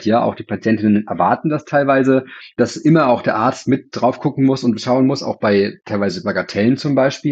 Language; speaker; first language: German; native; German